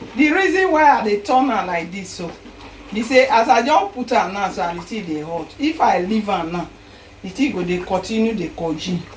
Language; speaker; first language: Nigerian Pidgin; non-native, local second language; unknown